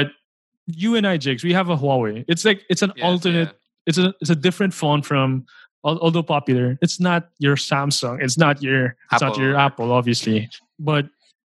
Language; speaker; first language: English; non-native, local second language; Filipino